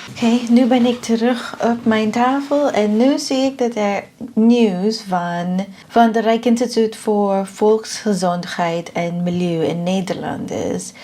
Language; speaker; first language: Dutch; non-native, fluent; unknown